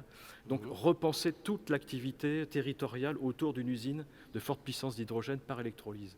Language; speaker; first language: French; native; French